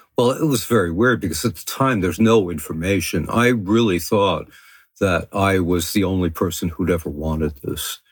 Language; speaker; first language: English; early bilingual, other home language; French